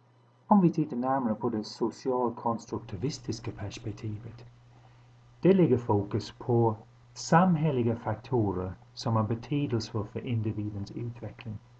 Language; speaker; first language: Swedish; non-native, fluent; English